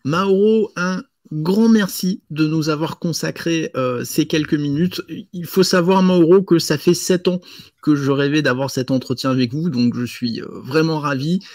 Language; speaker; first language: French; native; French